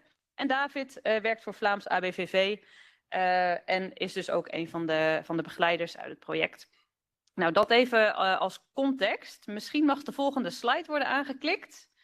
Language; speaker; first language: Dutch; native; Dutch